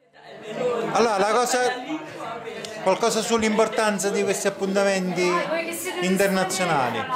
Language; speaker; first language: Italian; native; Italian